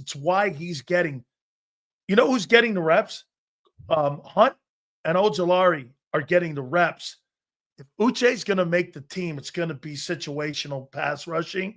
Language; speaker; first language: English; native; English